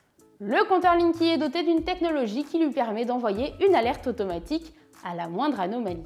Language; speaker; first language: French; native; French